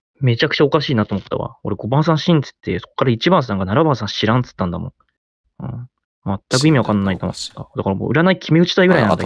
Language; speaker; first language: Japanese; native; Japanese